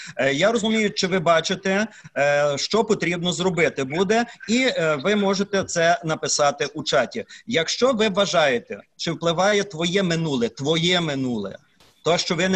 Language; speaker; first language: Ukrainian; native; Ukrainian